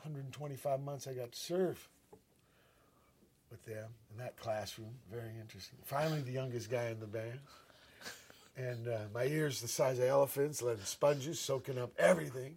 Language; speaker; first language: English; native; English